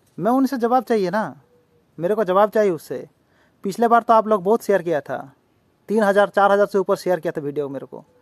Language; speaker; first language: Hindi; non-native, local second language; Bangla